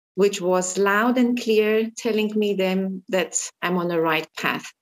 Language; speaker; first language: English; non-native, fluent; Armenian